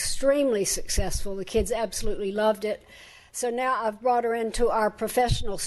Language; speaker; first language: English; native; English